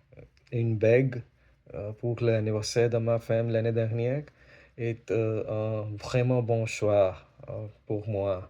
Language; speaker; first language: French; non-native, learner; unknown